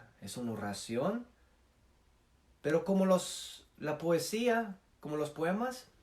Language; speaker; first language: Spanish; non-native, fluent; English